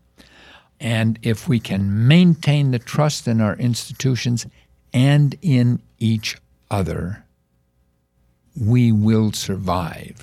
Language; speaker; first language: English; native; English